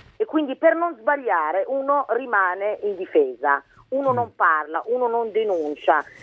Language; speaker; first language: Italian; early bilingual, other home language; Arabic